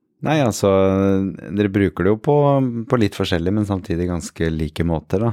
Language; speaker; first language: Norwegian; native; Norwegian